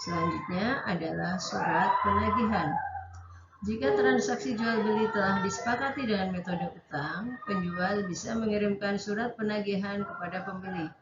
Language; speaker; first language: Indonesian; native; Indonesian